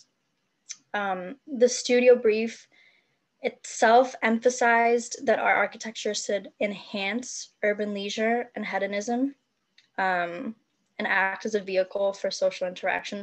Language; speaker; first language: English; non-native, local second language; Cantonese